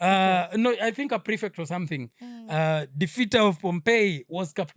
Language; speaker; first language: English; non-native, local second language; Swahili